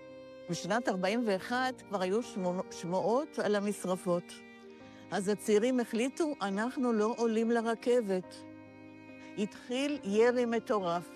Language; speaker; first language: Hebrew; non-native, fluent; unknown